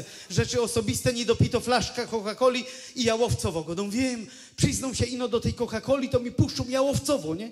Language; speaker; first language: Polish; native; Polish